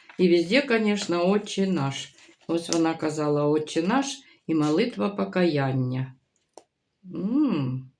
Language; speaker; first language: Ukrainian; native; Ukrainian